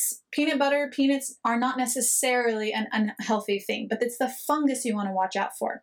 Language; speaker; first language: English; native; English